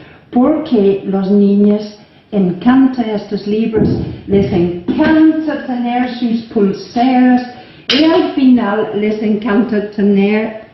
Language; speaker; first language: Spanish; non-native, fluent; English